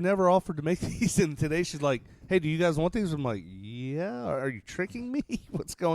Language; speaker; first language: English; native; English